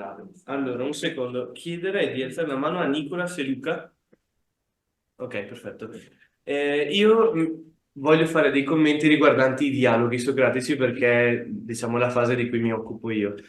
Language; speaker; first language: Italian; native; Italian